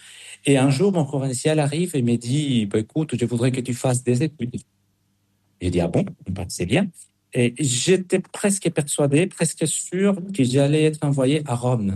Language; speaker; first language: French; non-native, fluent; Spanish